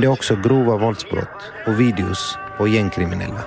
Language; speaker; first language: Swedish; native; Swedish